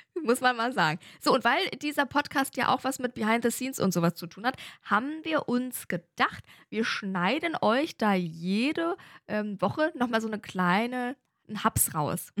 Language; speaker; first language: German; native; German